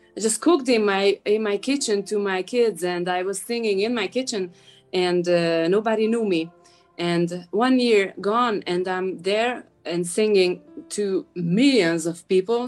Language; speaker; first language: English; non-native, fluent; Hungarian